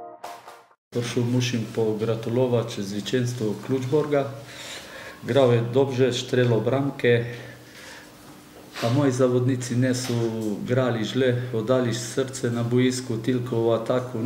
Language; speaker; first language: Polish; non-native, learner; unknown